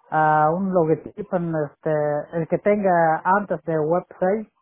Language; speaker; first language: Spanish; non-native, local second language; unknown